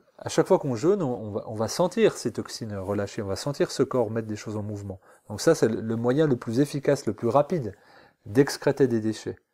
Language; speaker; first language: French; native; French